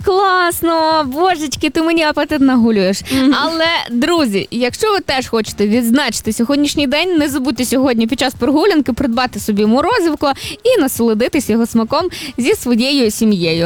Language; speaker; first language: Ukrainian; native; Ukrainian